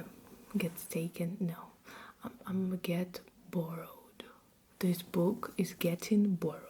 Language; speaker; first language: English; non-native, fluent; Russian